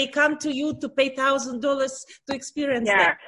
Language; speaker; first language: English; non-native, learner; Russian